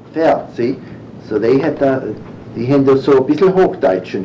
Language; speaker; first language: German; early bilingual, heritage; English